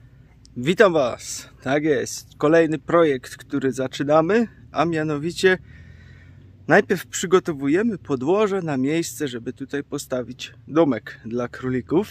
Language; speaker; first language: Polish; native; Polish